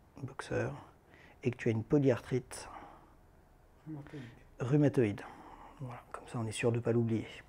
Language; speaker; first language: French; native; French